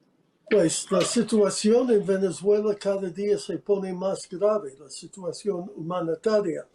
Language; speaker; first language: Spanish; non-native, fluent; English